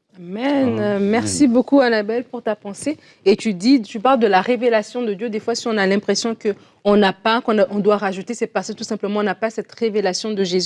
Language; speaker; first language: French; native; French